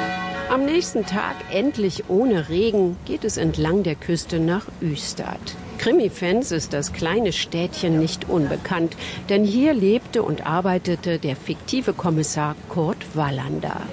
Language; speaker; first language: German; native; German